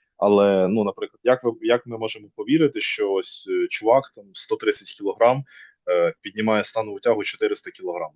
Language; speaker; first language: Ukrainian; native; Ukrainian